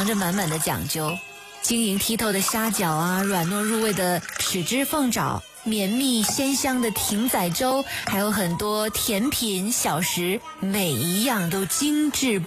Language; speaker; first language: Chinese; native; Chinese